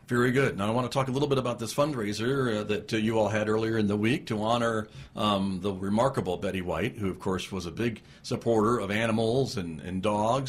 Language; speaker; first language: English; native; English